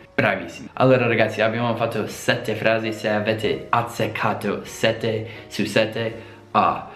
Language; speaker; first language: Italian; non-native, fluent; English